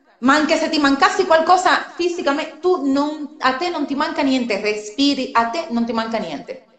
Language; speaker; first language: Italian; non-native, fluent; Spanish